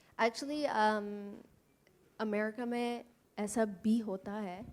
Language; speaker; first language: Hindi; early bilingual, heritage; English